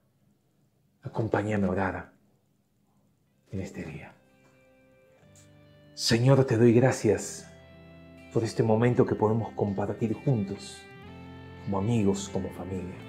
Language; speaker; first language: Spanish; native; Spanish